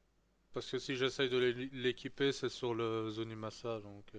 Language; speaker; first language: French; native; French